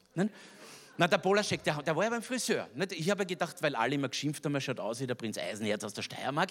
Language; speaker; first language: German; native; German